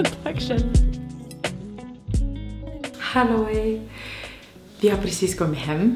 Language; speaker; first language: Swedish; non-native, fluent; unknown